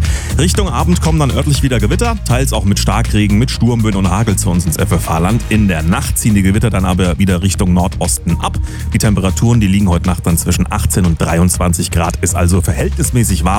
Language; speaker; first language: German; native; German